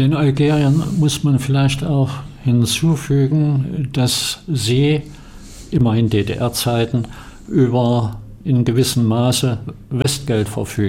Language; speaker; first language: German; native; German